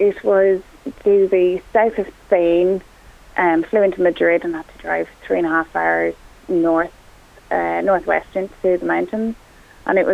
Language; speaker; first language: English; non-native, local second language; Irish